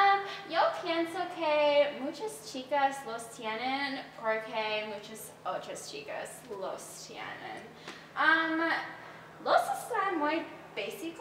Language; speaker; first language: Spanish; non-native, learner; English